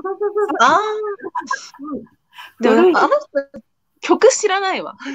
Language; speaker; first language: Japanese; native; Japanese